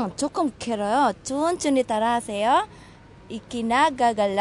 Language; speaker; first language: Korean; non-native, learner; Filipino